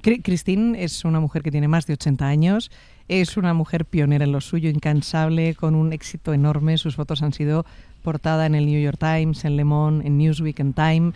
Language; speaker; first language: Spanish; native; Spanish